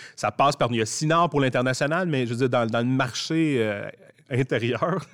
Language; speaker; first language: French; native; French